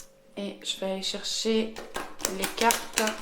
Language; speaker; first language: French; native; French